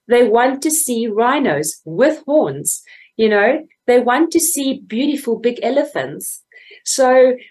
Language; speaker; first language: English; native; English